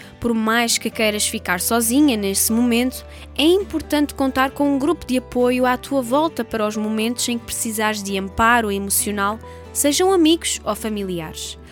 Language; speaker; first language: Portuguese; native; Portuguese